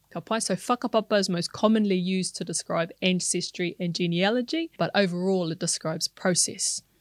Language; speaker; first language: English; non-native, local second language; Māori